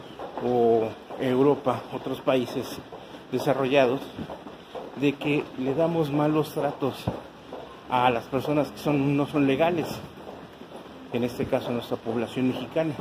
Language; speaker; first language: Spanish; native; Spanish